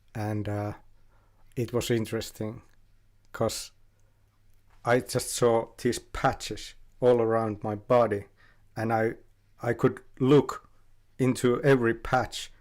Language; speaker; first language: English; non-native, fluent; Finnish